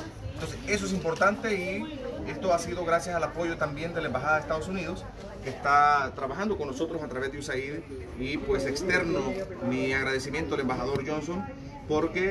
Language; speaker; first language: Spanish; native; Spanish